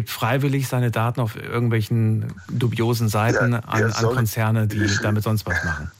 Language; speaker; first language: German; native; German